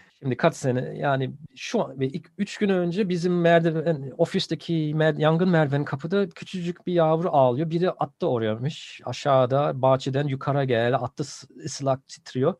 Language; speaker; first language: Turkish; non-native, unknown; German